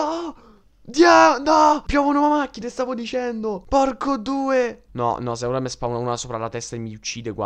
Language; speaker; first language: Italian; native; Italian